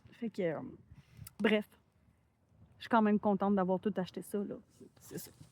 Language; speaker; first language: French; native; French